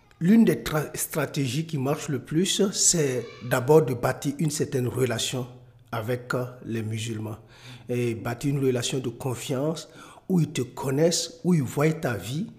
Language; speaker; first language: French; non-native, local second language; Mossi